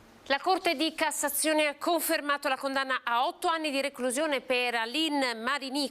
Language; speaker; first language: Italian; native; Italian